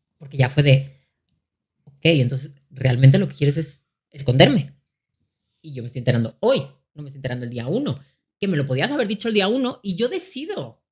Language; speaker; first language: Spanish; native; Spanish